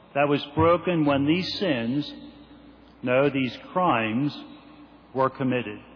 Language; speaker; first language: English; native; English